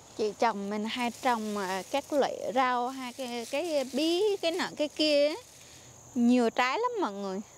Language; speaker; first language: Vietnamese; non-native, fluent; Jarai